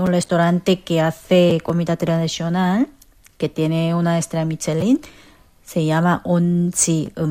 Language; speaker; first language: Spanish; non-native, fluent; Korean